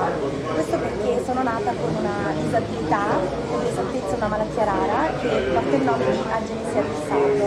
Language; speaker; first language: Italian; native; Italian